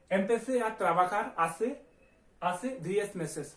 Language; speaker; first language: Spanish; non-native, fluent; Hindi